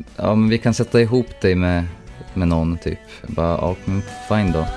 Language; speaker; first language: Swedish; native; Swedish